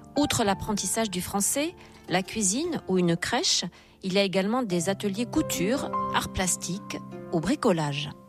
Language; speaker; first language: French; native; French